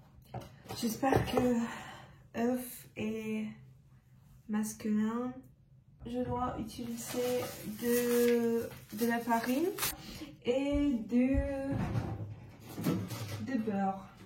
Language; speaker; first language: French; non-native, learner; Russian